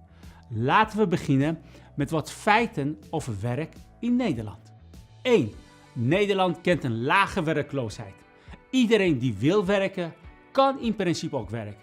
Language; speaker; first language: Dutch; non-native, fluent; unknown